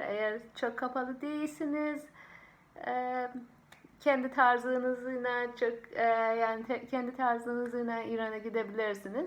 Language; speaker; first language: Turkish; non-native, fluent; Persian